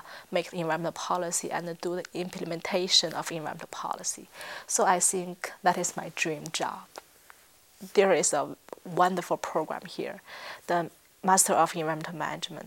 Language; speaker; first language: English; non-native, fluent; Chinese